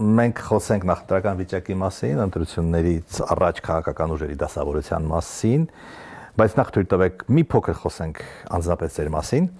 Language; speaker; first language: Armenian; native; Armenian